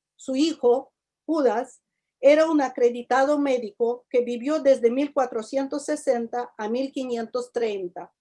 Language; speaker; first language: Spanish; non-native, fluent; Russian